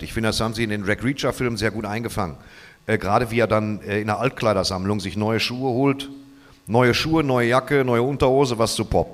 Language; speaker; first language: German; native; German